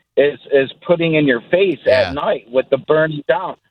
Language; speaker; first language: English; native; English